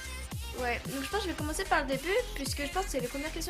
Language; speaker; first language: French; native; French